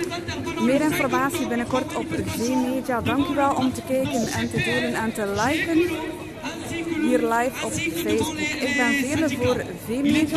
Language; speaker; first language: Dutch; native; Dutch